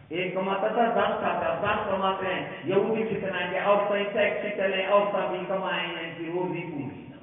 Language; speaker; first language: Urdu; non-native, local second language; Punjabi